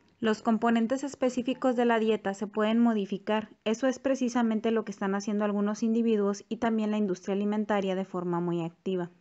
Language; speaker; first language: Spanish; native; Spanish